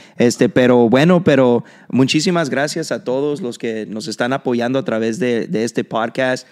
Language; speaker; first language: Spanish; early bilingual, heritage; Spanish